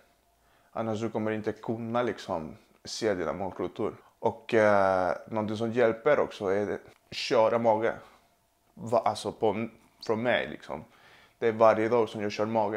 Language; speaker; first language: Swedish; non-native, fluent; Spanish